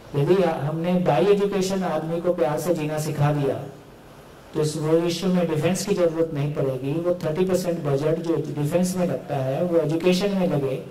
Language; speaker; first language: Hindi; native; Hindi